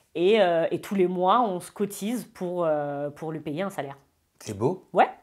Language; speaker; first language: French; native; French